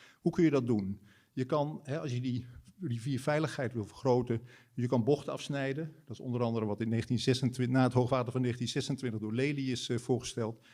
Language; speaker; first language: Dutch; native; Dutch